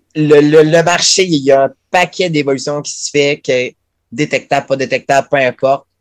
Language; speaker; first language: French; native; French